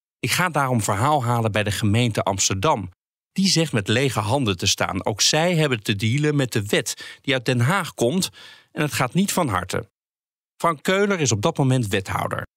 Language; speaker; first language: Dutch; native; Dutch